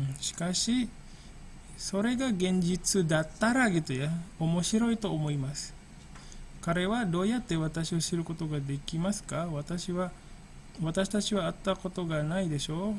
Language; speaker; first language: Japanese; non-native, fluent; Indonesian